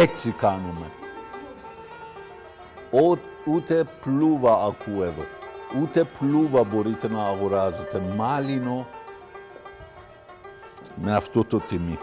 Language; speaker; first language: Greek; non-native, learner; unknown